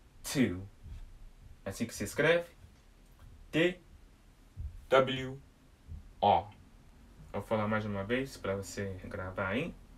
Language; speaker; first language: Portuguese; early bilingual, heritage; English